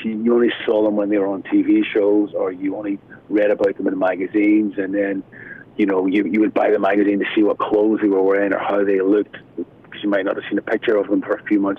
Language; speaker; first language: English; native; English